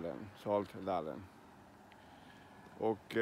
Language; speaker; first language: Swedish; non-native, learner; Spanish